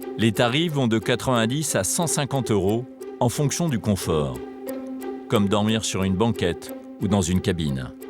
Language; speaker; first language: French; native; French